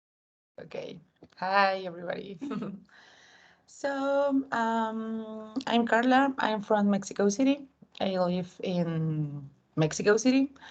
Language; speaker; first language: English; non-native, learner; Spanish